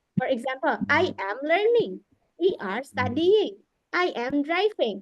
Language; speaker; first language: English; non-native, local second language; Indonesian